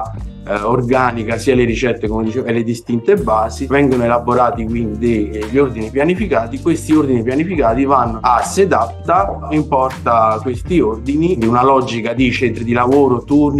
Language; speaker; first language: Italian; native; Italian